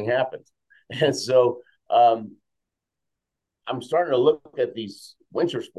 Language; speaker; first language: English; early bilingual, other home language; Spanish